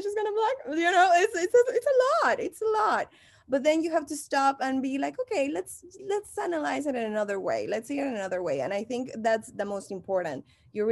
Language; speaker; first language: English; non-native, fluent; Spanish